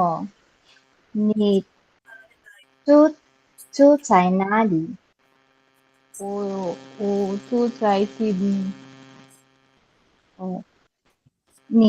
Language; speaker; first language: Chinese; non-native, learner; Filipino